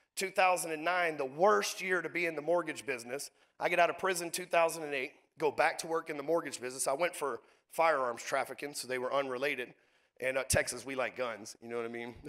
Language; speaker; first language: English; native; English